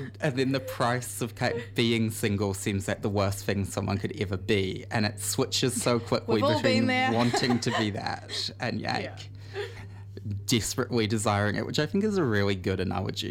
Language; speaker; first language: English; native; English